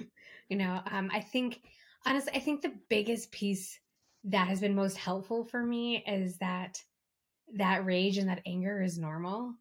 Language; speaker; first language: English; native; English